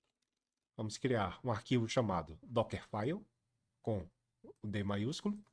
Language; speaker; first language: Portuguese; native; Portuguese